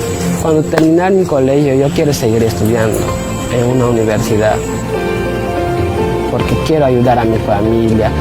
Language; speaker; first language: Spanish; non-native, local second language; Shipibo-Conibo